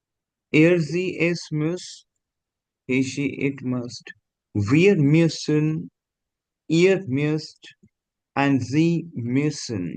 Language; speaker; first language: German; non-native, fluent; Hindi